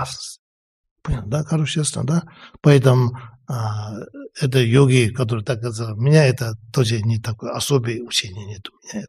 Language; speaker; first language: Russian; non-native, learner; Tibetan